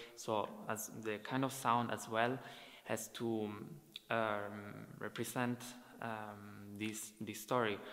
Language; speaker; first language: English; non-native, fluent; Italian